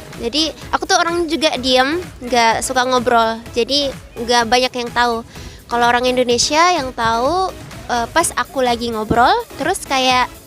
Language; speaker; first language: Indonesian; early bilingual, heritage; Indonesian